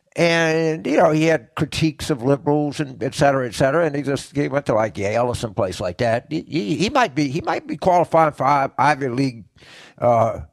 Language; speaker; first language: English; native; English